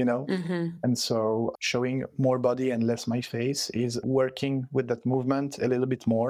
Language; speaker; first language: English; non-native, fluent; French